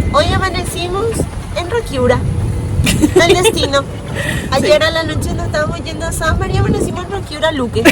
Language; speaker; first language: Spanish; native; Spanish